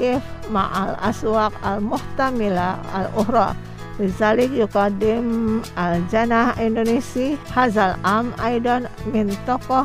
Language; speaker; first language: Arabic; non-native, fluent; Indonesian